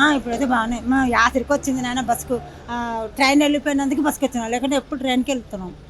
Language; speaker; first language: Telugu; native; Telugu